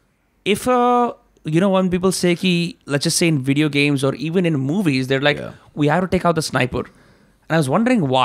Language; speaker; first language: English; non-native, local second language; Hindi